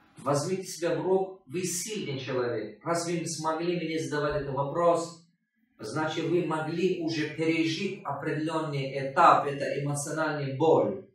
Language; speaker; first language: Russian; non-native, local second language; Tajik